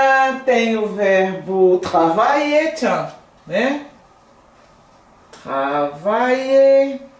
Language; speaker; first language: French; non-native, fluent; Portuguese